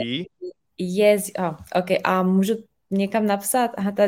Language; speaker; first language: Czech; non-native, fluent; Slovenian